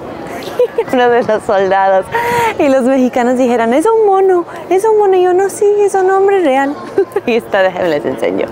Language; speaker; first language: Spanish; non-native, fluent; English